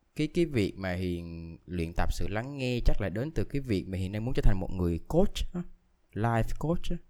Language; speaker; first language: Vietnamese; native; Vietnamese